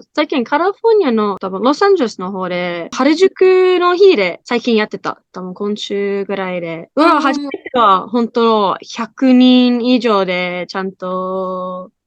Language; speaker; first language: Japanese; non-native, learner; English